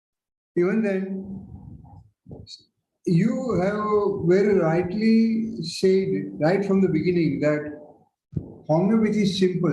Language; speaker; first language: English; non-native, local second language; Hindi